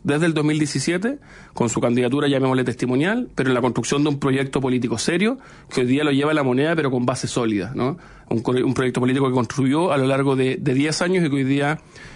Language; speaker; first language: Spanish; native; Spanish